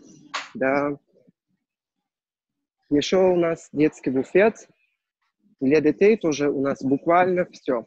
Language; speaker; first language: Russian; non-native, learner; Turkish